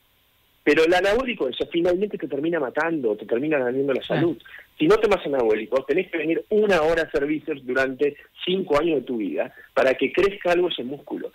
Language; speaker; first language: Spanish; native; Spanish